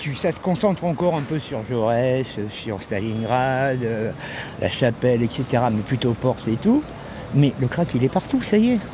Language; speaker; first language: French; native; French